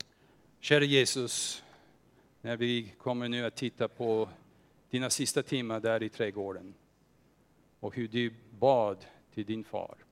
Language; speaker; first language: Swedish; non-native, fluent; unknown